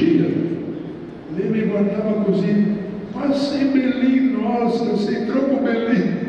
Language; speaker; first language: Italian; non-native, fluent; Portuguese